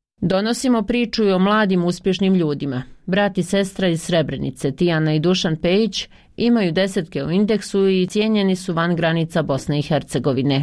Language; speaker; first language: Croatian; native; Croatian